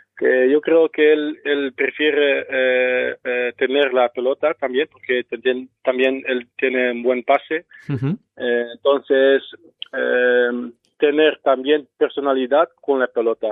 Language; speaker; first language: Spanish; non-native, fluent; Dutch